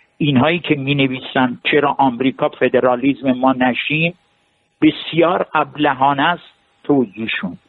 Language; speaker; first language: Persian; non-native, local second language; Armenian